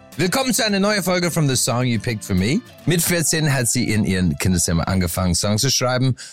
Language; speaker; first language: German; non-native, fluent; English